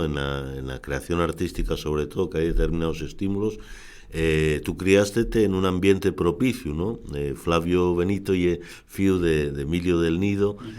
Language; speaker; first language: Spanish; native; Spanish